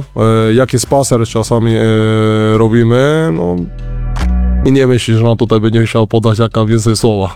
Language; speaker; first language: Polish; non-native, learner; Spanish